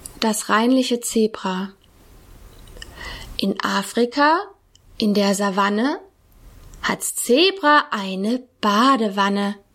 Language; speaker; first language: German; native; German